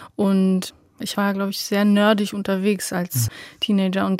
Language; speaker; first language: German; early bilingual, other home language; Romanian